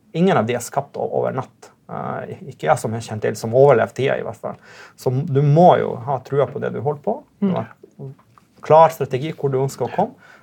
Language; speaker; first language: Norwegian; non-native, fluent; Macedonian